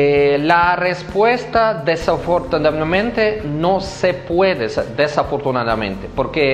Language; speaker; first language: Spanish; non-native, fluent; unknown